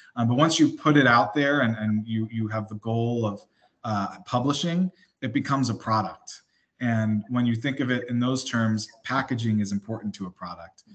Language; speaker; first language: English; native; English